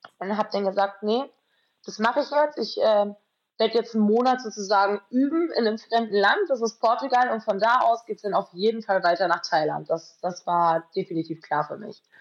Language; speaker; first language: German; native; German